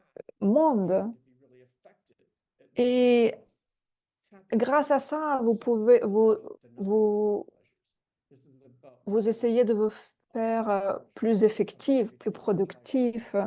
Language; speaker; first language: French; non-native, fluent; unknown